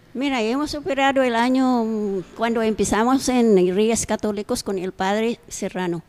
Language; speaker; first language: Spanish; non-native, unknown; Filipino